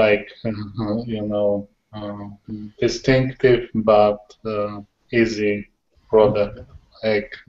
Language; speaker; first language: English; non-native, learner; Polish